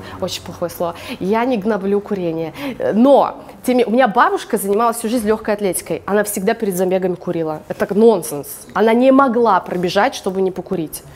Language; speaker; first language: Russian; early bilingual, heritage; English